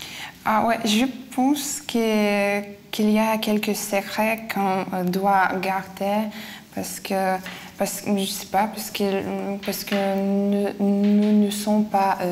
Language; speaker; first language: French; non-native, fluent; Lithuanian